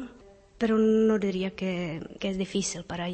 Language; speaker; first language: Spanish; non-native, fluent; Czech